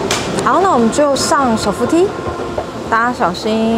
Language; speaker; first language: Chinese; native; Chinese